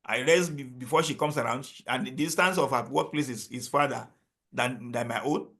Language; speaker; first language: English; non-native, local second language; Yoruba